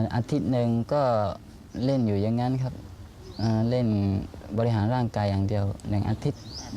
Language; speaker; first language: Thai; non-native, local second language; Pattani Malay